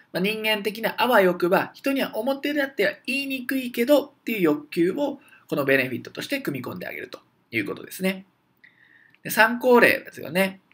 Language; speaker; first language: Japanese; native; Japanese